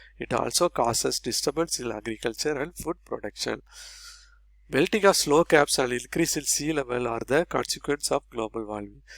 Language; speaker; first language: English; non-native, local second language; Tamil